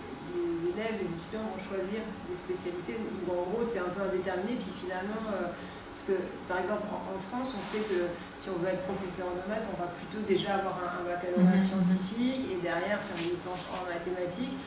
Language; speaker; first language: French; native; French